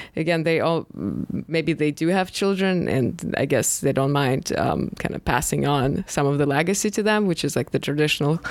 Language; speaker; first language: English; non-native, fluent; Russian